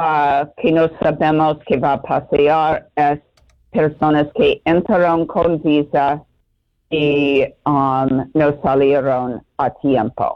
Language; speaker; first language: Spanish; non-native, fluent; English